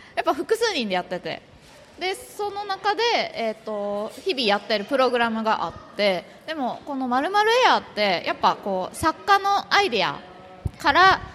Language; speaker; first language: Japanese; native; Japanese